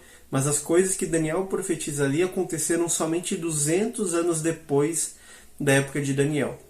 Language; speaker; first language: Portuguese; native; Portuguese